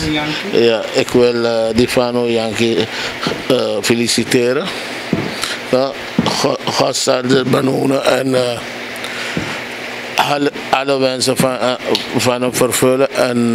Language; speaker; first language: Dutch; non-native, local second language; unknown